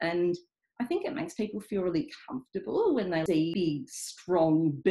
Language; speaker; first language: English; native; English